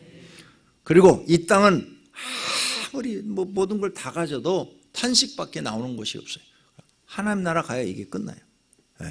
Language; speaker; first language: Korean; native; Korean